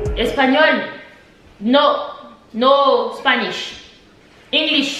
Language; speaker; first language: English; non-native, learner; French